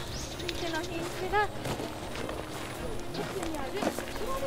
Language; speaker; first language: Japanese; native; Japanese